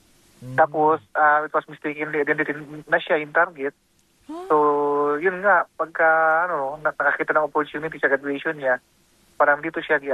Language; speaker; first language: Filipino; non-native, local second language; Cebuano